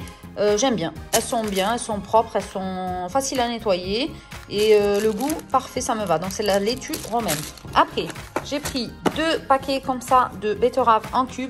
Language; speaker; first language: French; native; French